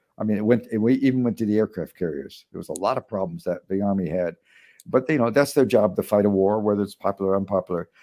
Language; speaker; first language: English; native; English